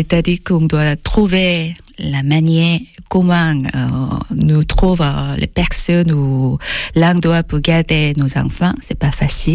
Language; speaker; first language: French; non-native, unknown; Korean